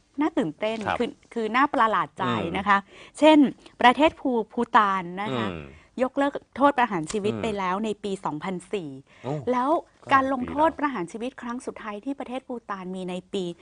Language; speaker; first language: Thai; native; Thai